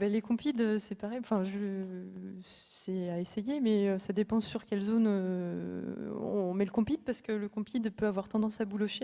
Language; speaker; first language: French; native; French